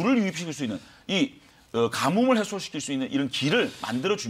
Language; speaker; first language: Korean; native; Korean